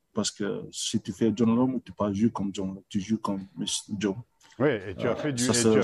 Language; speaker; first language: French; non-native, learner; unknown